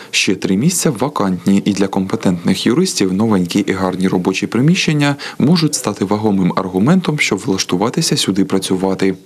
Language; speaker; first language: Ukrainian; native; Ukrainian